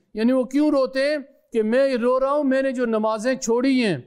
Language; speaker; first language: Urdu; early bilingual, other home language; Punjabi